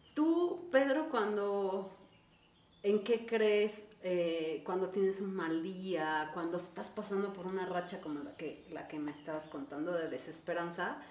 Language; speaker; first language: Spanish; native; Spanish